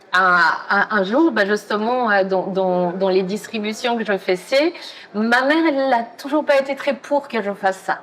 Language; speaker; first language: French; non-native, fluent; Spanish